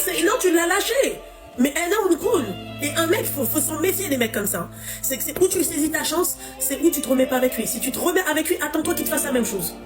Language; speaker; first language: French; native; French